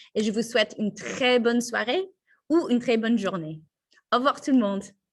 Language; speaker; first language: French; non-native, fluent; English